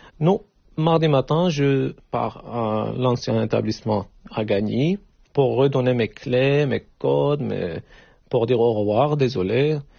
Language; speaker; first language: French; non-native, learner; Turkish